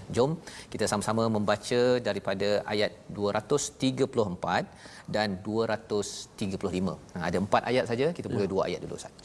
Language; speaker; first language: Malay; native; Malay